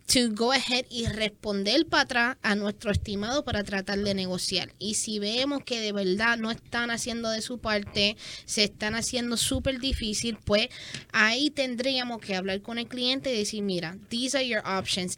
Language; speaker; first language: Spanish; native; Spanish